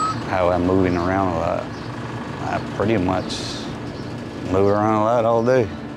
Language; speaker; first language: English; early bilingual, other home language; Spanish